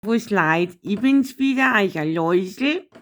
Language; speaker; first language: German; native; German